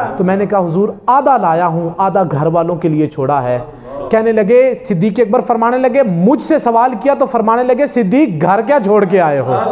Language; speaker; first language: Urdu; non-native, local second language; Punjabi